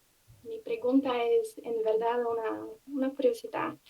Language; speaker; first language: Spanish; non-native, fluent; Portuguese